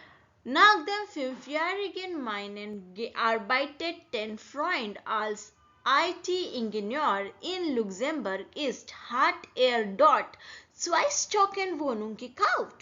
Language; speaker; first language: German; non-native, learner; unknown